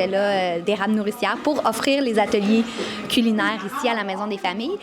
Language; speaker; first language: French; native; French